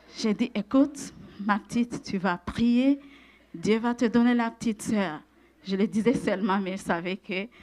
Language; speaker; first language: French; non-native, local second language; Rundi